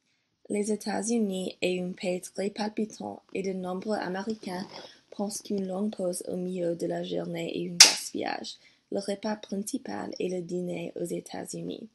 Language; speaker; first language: French; non-native, learner; English